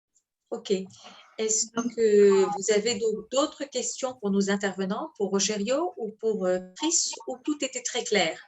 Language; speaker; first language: French; native; French